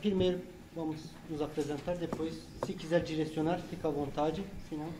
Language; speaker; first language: Portuguese; non-native, fluent; Turkish